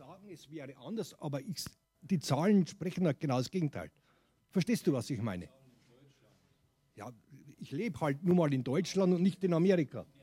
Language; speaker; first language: German; non-native, fluent; French